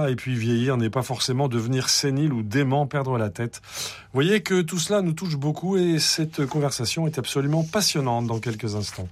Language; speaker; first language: French; native; French